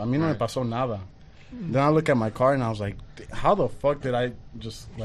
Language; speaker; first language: English; early bilingual, other home language; Spanish